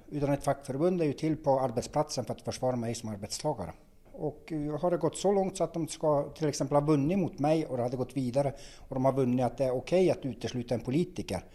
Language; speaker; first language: Swedish; native; Swedish